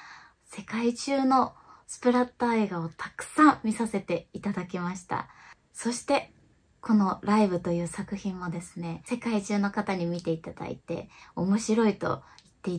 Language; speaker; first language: Japanese; native; Japanese